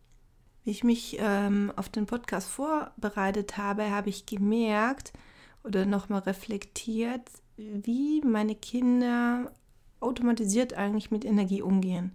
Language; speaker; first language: German; native; German